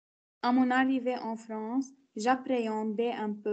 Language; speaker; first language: French; non-native, learner; Arabic